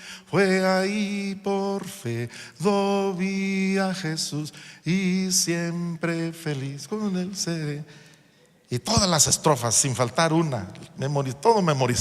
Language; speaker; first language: Spanish; non-native, local second language; English